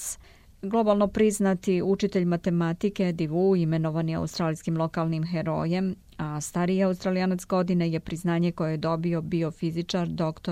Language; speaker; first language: Serbian; native; Serbian